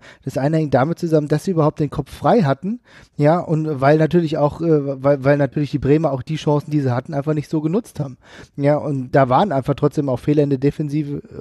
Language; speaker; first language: German; native; German